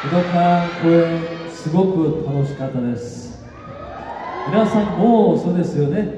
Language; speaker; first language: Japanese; non-native, learner; Korean